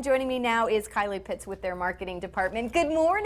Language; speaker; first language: English; native; English